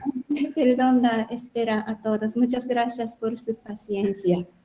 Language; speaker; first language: Spanish; non-native, fluent; Japanese